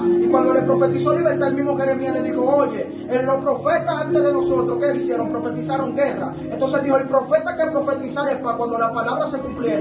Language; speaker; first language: Spanish; native; Spanish